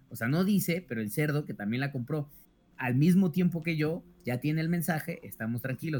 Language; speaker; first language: Spanish; native; Spanish